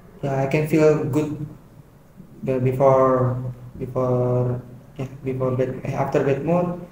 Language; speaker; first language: English; non-native, learner; Indonesian